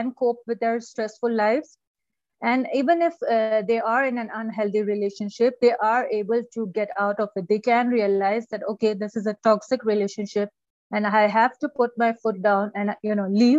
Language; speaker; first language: English; non-native, local second language; Urdu